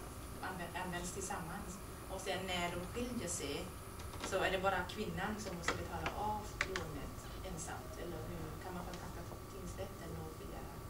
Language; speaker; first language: Swedish; non-native, fluent; Thai